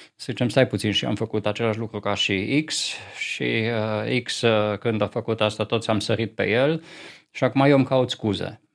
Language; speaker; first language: Romanian; non-native, local second language; Hungarian